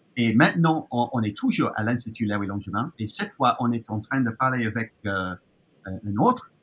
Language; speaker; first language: French; non-native, fluent; English